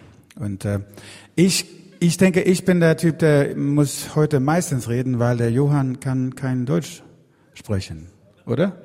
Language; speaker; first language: German; non-native, learner; Swedish